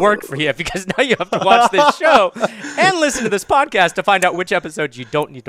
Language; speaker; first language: English; native; English